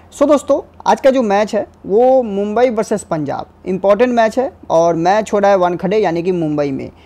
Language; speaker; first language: Hindi; native; Hindi